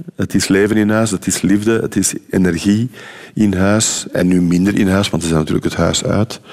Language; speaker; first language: Dutch; native; Dutch